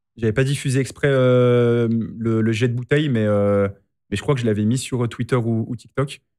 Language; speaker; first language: French; native; French